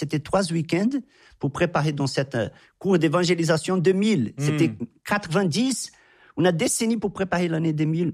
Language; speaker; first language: French; non-native, fluent; Portuguese